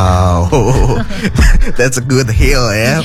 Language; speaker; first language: English; non-native, fluent; Indonesian